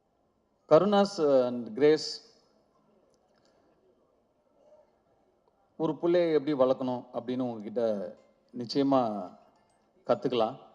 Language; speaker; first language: Tamil; native; Tamil